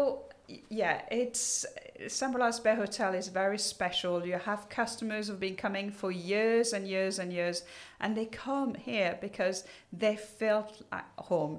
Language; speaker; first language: English; non-native, fluent; French